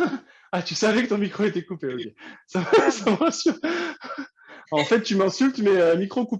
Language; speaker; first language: French; native; French